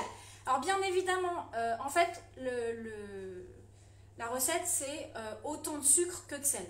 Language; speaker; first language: French; native; French